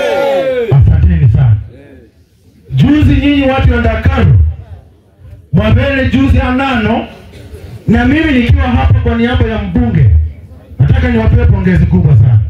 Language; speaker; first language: Swahili; non-native, local second language; Luyia